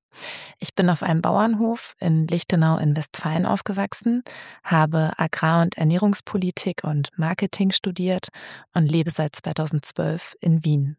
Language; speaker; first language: German; native; German